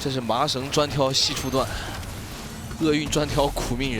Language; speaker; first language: Chinese; native; Chinese